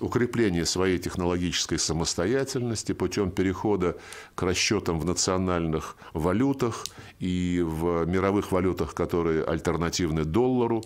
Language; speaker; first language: Russian; native; Russian